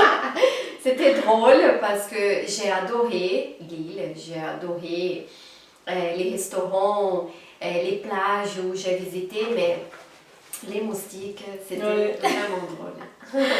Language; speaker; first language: French; non-native, fluent; Portuguese